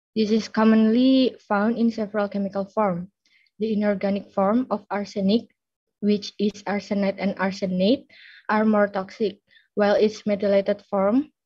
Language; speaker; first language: English; non-native, fluent; Indonesian